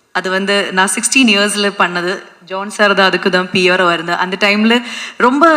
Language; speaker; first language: Tamil; non-native, fluent; Malayalam